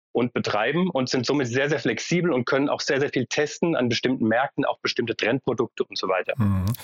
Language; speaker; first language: German; native; German